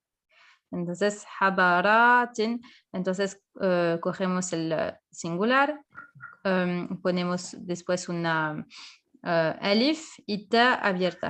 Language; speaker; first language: Spanish; non-native, fluent; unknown